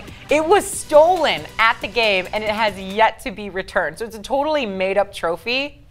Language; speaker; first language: English; native; English